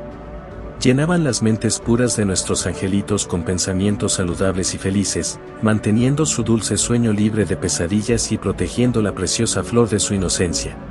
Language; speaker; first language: Spanish; native; Spanish